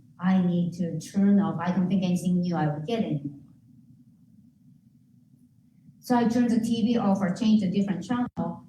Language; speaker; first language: English; non-native, fluent; Japanese